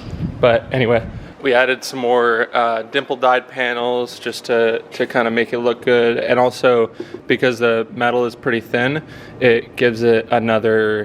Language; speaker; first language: English; native; English